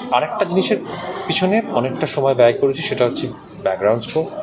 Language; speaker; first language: Bangla; native; Bangla